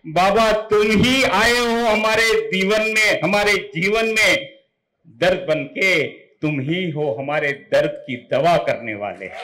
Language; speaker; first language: Hindi; non-native, local second language; Marathi